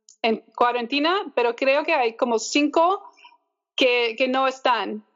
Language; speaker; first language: Spanish; early bilingual, heritage; English